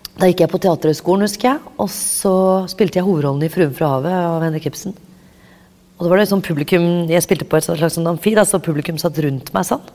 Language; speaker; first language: Norwegian; native; Norwegian